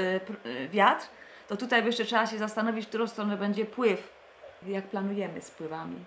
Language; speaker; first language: Polish; native; Polish